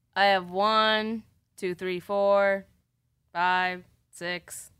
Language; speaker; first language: English; native; English